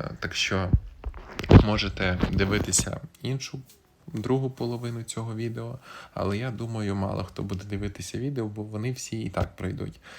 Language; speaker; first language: Ukrainian; native; Ukrainian